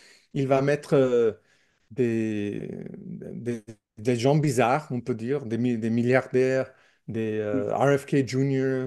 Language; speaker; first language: French; non-native, learner; English